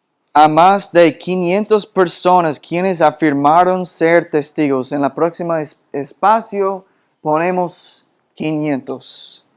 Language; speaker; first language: Spanish; non-native, fluent; English